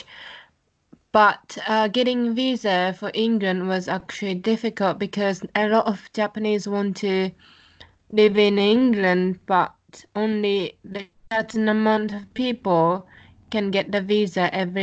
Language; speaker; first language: English; non-native, fluent; Japanese